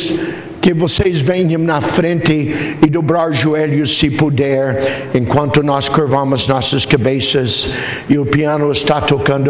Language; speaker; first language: Portuguese; non-native, fluent; English